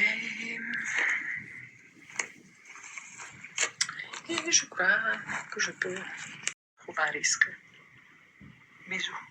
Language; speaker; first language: French; non-native, fluent; Greek